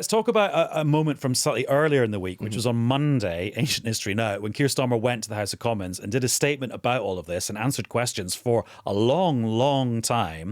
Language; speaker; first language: English; native; English